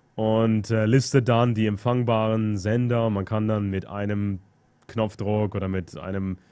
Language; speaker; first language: German; native; German